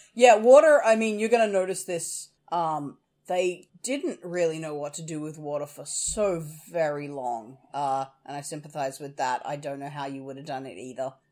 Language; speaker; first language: English; native; English